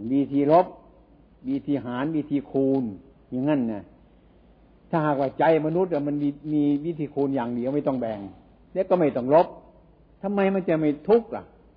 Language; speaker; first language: Thai; non-native, local second language; Northeastern Thai